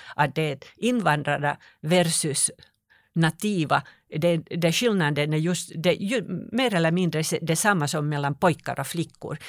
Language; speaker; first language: Swedish; non-native, local second language; Finnish